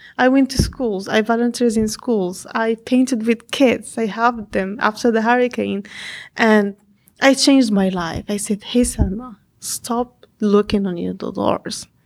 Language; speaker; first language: English; non-native, fluent; Arabic